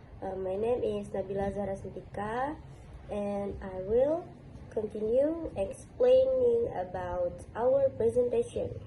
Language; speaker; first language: English; non-native, learner; Indonesian